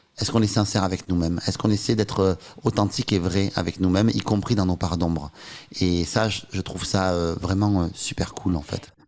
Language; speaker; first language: French; native; French